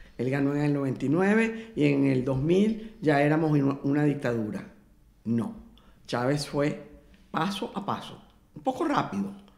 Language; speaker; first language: Spanish; native; Spanish